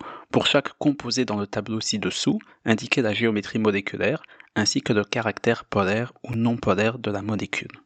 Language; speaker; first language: French; native; French